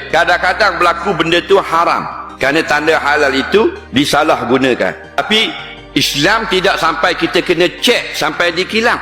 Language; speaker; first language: Malay; native; Malay